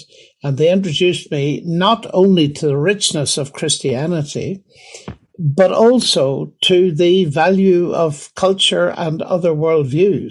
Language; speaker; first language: English; native; English